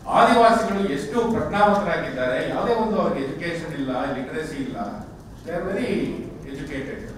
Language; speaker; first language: Kannada; native; Kannada